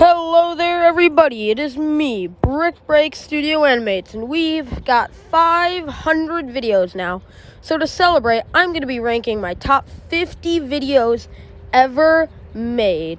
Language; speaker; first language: English; native; English